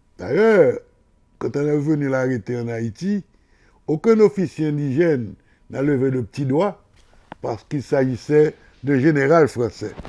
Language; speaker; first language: French; non-native, local second language; Haitian Creole